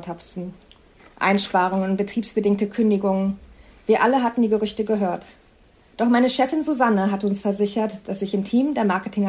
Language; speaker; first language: German; native; German